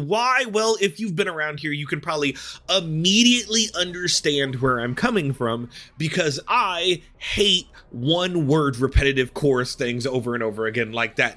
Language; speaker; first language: English; native; English